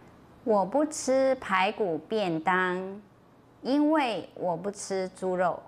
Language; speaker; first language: Chinese; non-native, learner; Indonesian